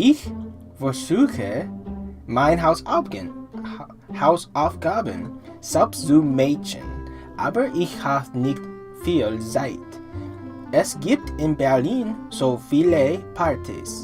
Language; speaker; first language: German; non-native, learner; English